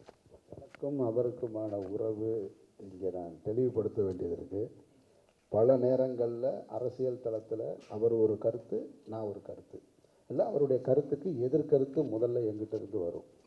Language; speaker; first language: Tamil; native; Tamil